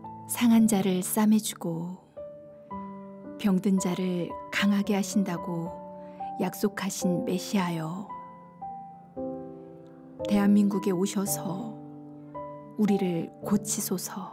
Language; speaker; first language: Korean; native; Korean